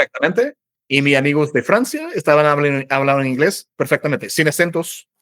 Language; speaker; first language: Spanish; non-native, fluent; English